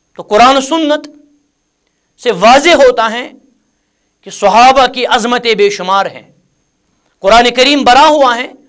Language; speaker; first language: Urdu; non-native, local second language; Kashmiri